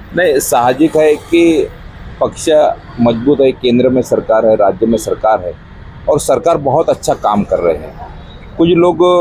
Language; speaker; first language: Hindi; non-native, local second language; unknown